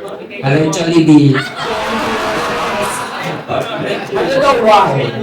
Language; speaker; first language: English; non-native, learner; Thai